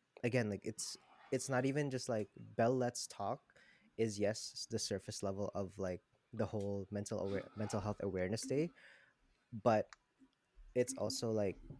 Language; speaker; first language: English; non-native, local second language; Filipino